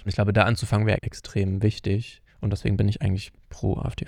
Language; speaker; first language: German; native; German